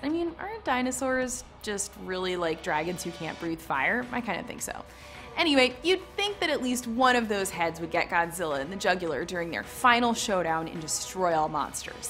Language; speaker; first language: English; native; English